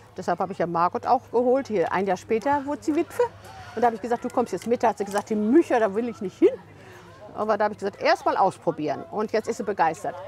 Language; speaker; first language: German; native; German